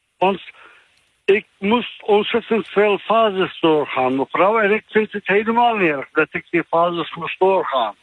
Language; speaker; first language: Dutch; non-native, fluent; Turkish